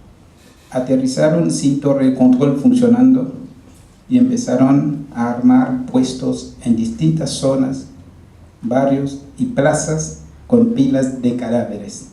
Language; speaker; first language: Spanish; non-native, fluent; Haitian Creole